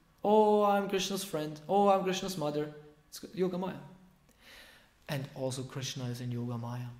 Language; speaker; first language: English; non-native, fluent; German